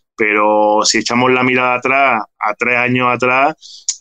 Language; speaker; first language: Spanish; native; Spanish